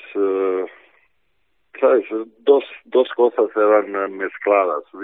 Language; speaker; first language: Spanish; non-native, fluent; Croatian